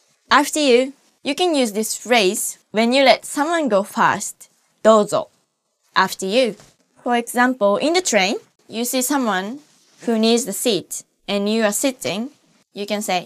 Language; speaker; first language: English; non-native, fluent; Japanese